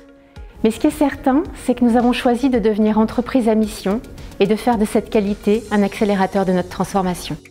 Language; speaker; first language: French; native; French